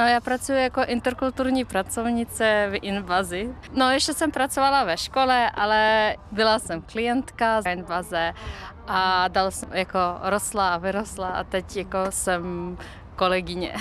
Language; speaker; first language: Czech; non-native, learner; Ukrainian